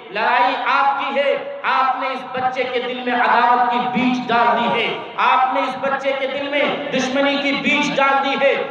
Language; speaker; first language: Urdu; native; Urdu